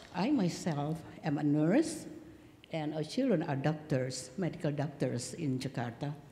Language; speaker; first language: English; non-native, fluent; Indonesian